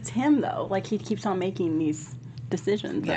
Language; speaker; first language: English; native; English